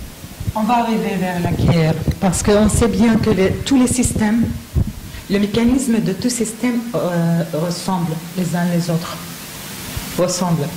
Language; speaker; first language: French; non-native, fluent; Arabic